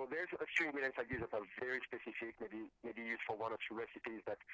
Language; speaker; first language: English; non-native, fluent; French